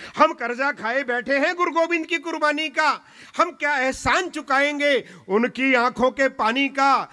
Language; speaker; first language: Hindi; non-native, local second language; Punjabi